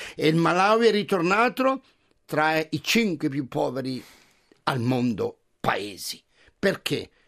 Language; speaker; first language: Italian; native; Italian